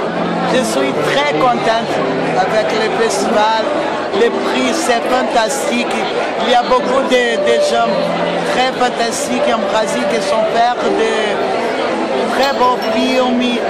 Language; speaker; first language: French; non-native, learner; Portuguese